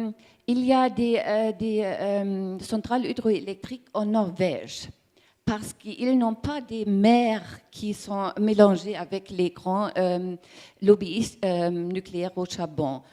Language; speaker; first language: French; non-native, learner; German